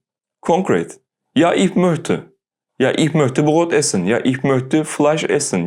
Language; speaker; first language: German; non-native, learner; Turkish